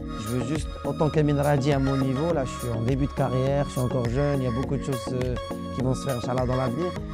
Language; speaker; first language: French; non-native, local second language; Arabic